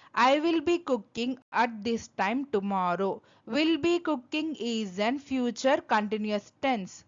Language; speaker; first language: English; non-native, local second language; Telugu